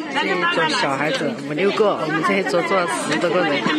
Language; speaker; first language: Chinese; native; Chinese